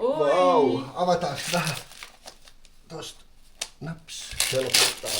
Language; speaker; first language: Finnish; native; Finnish